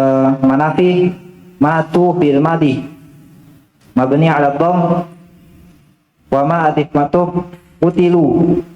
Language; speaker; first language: Arabic; non-native, learner; Indonesian